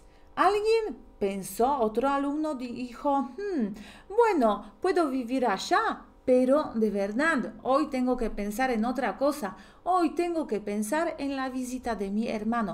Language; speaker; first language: Spanish; non-native, fluent; Polish